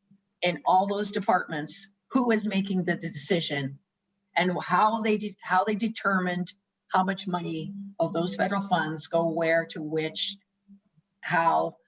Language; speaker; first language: English; native; English